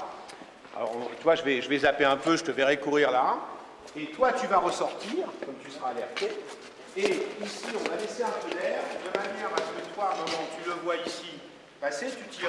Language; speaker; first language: French; native; French